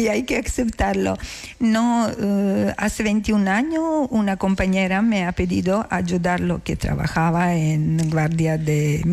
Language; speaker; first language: Spanish; non-native, learner; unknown